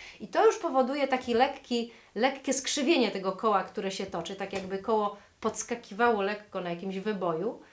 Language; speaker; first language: Polish; native; Polish